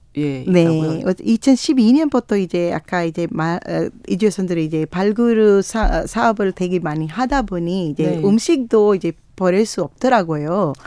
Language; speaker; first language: Korean; non-native, fluent; Sinhala